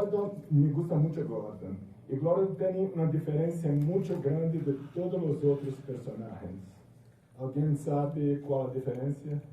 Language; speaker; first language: Spanish; non-native, fluent; Portuguese